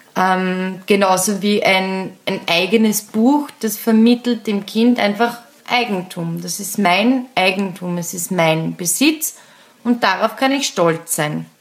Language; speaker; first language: German; native; German